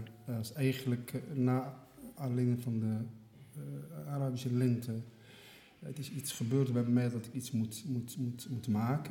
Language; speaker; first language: Dutch; non-native, local second language; Arabic